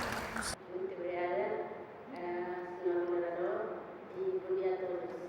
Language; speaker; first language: Portuguese; non-native, learner; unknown